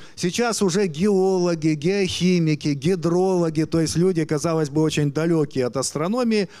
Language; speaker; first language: Russian; native; Russian